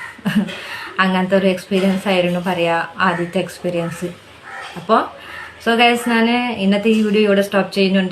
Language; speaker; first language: Malayalam; non-native, local second language; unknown